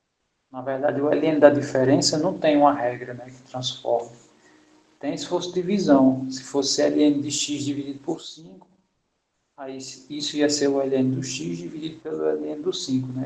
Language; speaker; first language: Portuguese; native; Portuguese